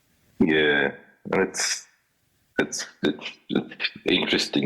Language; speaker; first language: English; native; English